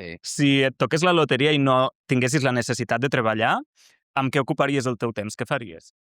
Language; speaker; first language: Catalan; native; Catalan